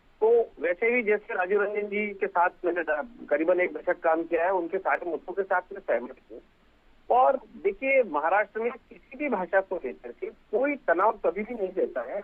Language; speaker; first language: Hindi; non-native, local second language; Marathi